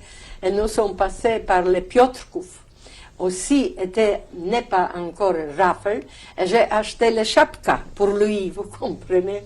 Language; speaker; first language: French; non-native, learner; Polish